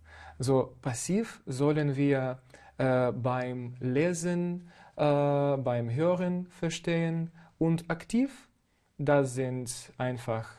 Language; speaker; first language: German; non-native, fluent; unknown